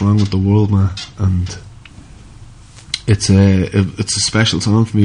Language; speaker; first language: English; native; English